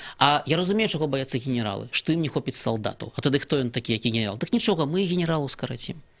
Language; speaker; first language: Belarusian; native; Belarusian